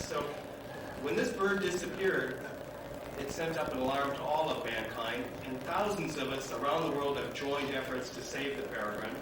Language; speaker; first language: English; native; English